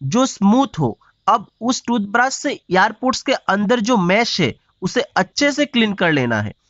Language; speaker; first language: Hindi; non-native, local second language; Bangla